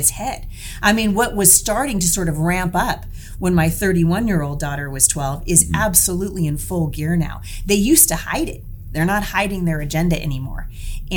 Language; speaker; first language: English; native; English